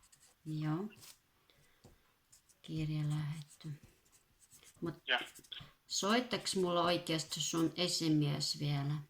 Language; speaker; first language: Finnish; non-native, fluent; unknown